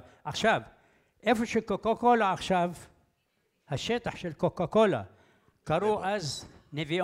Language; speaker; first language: Hebrew; early bilingual, other home language; Arabic